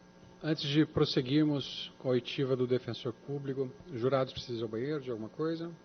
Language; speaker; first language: Portuguese; native; Portuguese